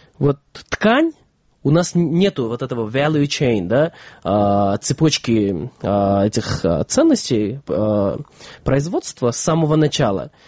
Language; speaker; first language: Russian; non-native, local second language; Kyrgyz